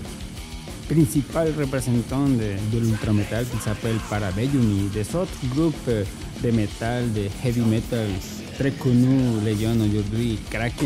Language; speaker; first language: French; non-native, fluent; Spanish